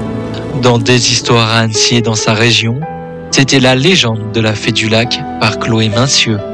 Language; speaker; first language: French; native; French